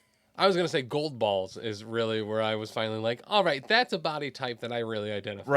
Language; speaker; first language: English; native; English